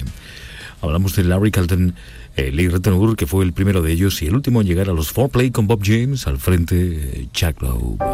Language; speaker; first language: Spanish; native; Spanish